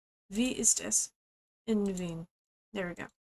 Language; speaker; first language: German; non-native, learner; English